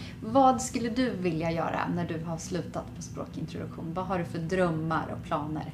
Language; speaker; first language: Swedish; native; Swedish